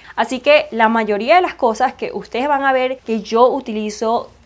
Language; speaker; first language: Spanish; non-native, fluent; Chinese